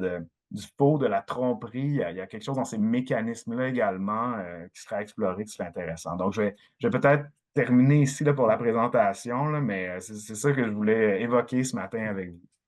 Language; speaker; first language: French; native; French